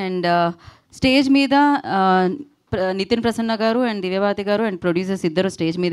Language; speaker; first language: Telugu; native; Telugu